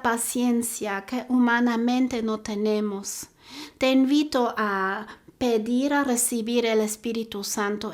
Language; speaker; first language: Spanish; non-native, fluent; German